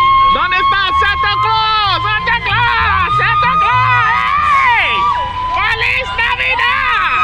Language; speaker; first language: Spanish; non-native, learner; English